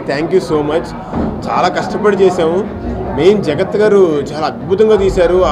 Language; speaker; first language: Telugu; native; Telugu